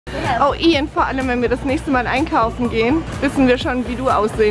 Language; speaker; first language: German; native; German